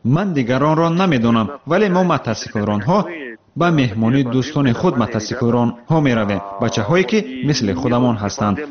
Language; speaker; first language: Tajik; native; Tajik